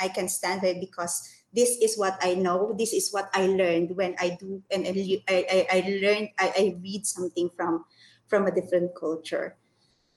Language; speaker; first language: English; non-native, local second language; Filipino